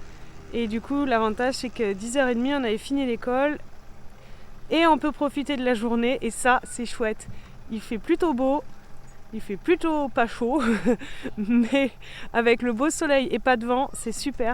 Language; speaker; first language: French; native; French